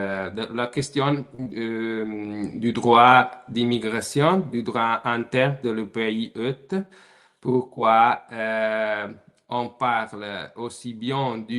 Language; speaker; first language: French; non-native, learner; Italian